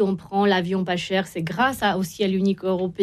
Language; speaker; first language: French; non-native, fluent; Romanian